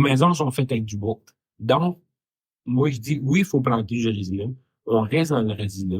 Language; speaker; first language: French; native; French